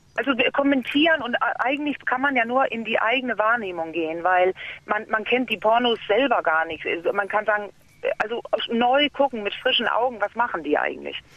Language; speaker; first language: German; non-native, fluent; Danish